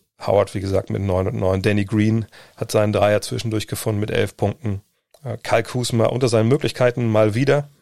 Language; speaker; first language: German; native; German